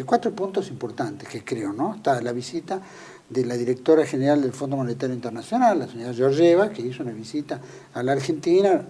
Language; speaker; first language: Spanish; native; Spanish